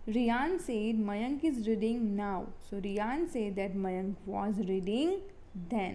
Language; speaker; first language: English; non-native, local second language; Gujarati